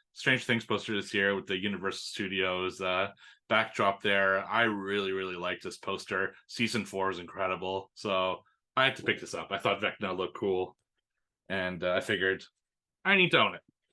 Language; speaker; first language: English; native; English